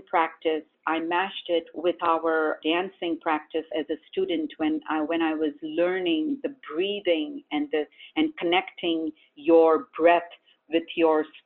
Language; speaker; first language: English; non-native, local second language; Gujarati